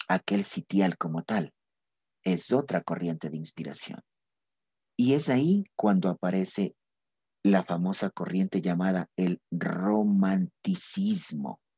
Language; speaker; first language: Spanish; native; Spanish